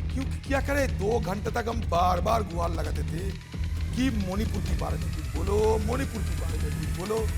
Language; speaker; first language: Hindi; non-native, local second language; Bangla